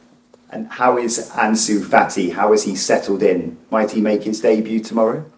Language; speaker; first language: English; native; English